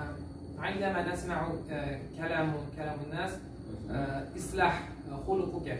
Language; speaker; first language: Arabic; non-native, learner; Uzbek